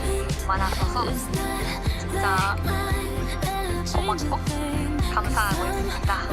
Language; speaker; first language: Korean; non-native, learner; Japanese